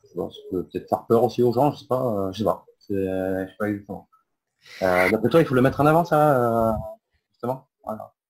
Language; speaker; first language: French; native; French